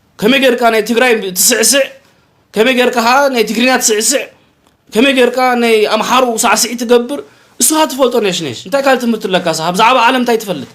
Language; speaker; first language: Tigrinya; early bilingual, heritage; Tigrinya